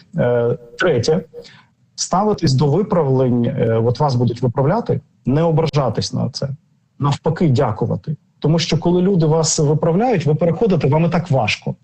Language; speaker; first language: Ukrainian; non-native, local second language; Russian